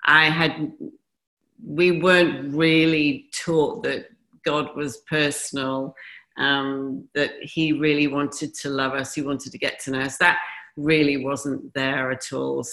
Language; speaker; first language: English; native; English